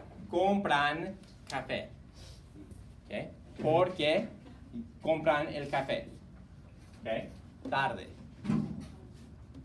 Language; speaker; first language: Spanish; non-native, fluent; English